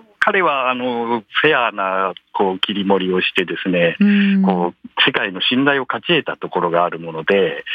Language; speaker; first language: Japanese; native; Japanese